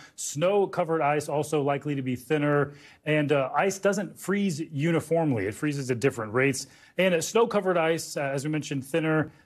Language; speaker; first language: English; native; English